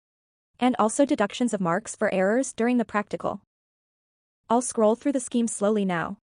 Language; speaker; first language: English; non-native, local second language; Malayalam